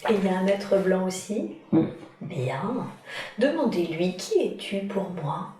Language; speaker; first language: French; native; French